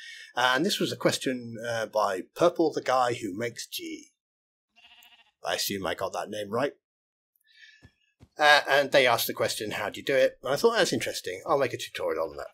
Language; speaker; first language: English; native; English